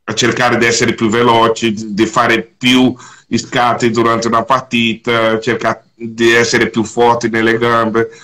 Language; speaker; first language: Italian; non-native, fluent; Portuguese